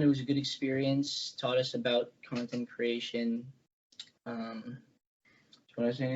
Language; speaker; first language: English; native; English